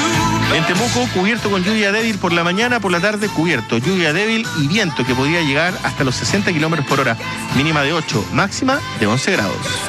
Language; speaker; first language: Spanish; native; Spanish